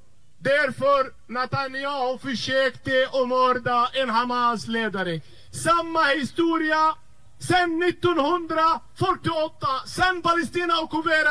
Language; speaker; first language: Swedish; non-native, fluent; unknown